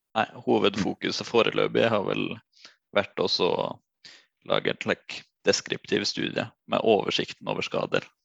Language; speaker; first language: Norwegian; native; Norwegian